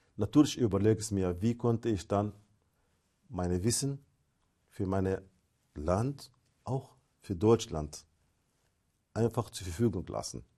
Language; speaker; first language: German; non-native, fluent; Arabic